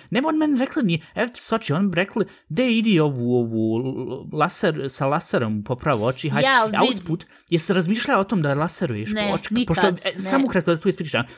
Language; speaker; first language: Bosnian; early bilingual, heritage; Bosnian